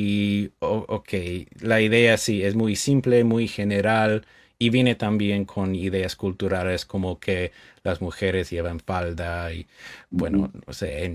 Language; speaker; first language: Spanish; non-native, fluent; English